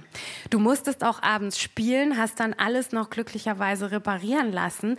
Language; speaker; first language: German; native; German